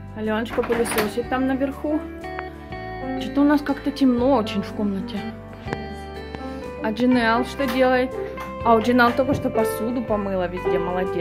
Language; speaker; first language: Russian; native; Russian